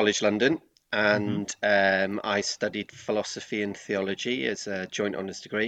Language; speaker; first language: English; native; English